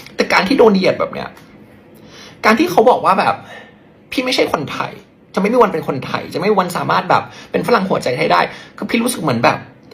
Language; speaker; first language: Thai; non-native, fluent; English